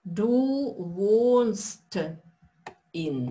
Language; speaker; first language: German; non-native, fluent; Russian